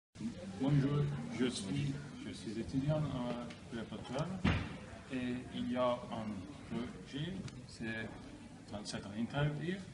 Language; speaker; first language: French; non-native, learner; Turkish